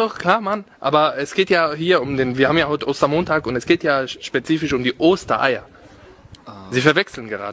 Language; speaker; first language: German; native; German